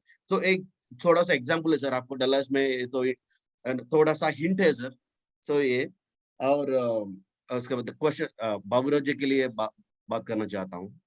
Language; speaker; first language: Hindi; non-native, local second language; Telugu